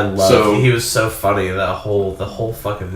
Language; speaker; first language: English; native; English